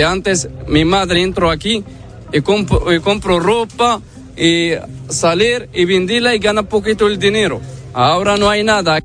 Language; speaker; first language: Spanish; non-native, learner; Arabic